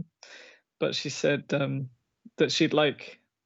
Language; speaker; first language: English; native; English